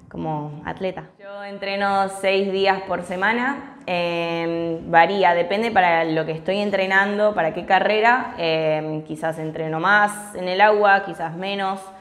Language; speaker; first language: Spanish; early bilingual, other home language; English